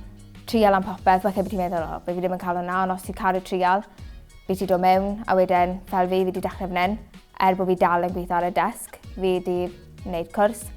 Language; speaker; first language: Welsh; native; Welsh